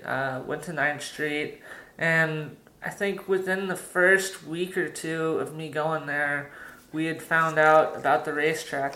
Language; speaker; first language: English; native; English